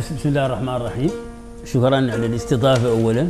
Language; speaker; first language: Arabic; native; Arabic